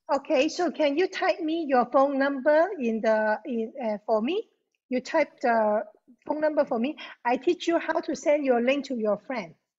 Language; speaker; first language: English; non-native, local second language; Cantonese